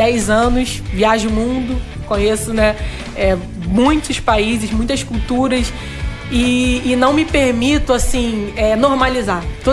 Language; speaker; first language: Portuguese; native; Portuguese